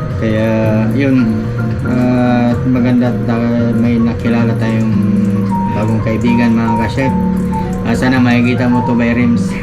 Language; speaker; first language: Filipino; non-native, local second language; Hiligaynon